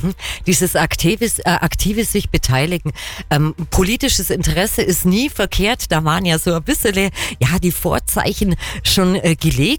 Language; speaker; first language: German; native; German